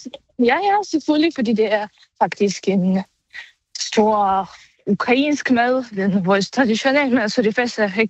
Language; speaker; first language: Danish; non-native, fluent; Ukrainian